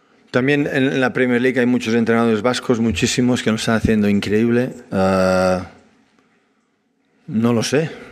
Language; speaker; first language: Spanish; non-native, local second language; Catalan